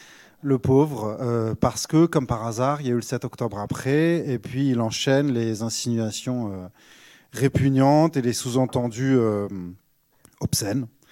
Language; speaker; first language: French; native; French